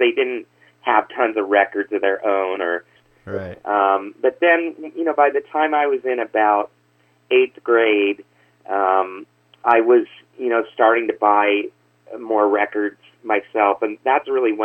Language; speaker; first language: English; native; English